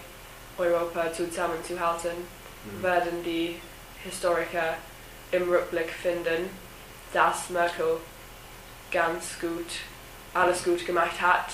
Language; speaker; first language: German; non-native, learner; English